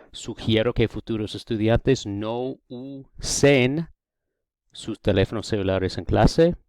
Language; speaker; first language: Spanish; non-native, fluent; English